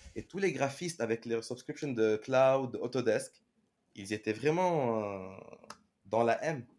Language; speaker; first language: French; non-native, local second language; Arabic